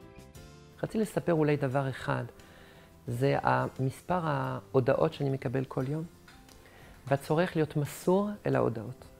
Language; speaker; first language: Hebrew; non-native, fluent; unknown